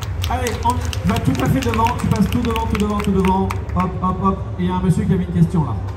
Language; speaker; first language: French; native; French